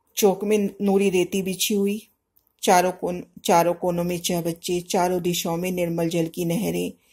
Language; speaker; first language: Hindi; native; Hindi